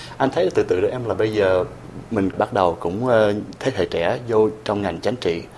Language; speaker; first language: Vietnamese; early bilingual, heritage; Vietnamese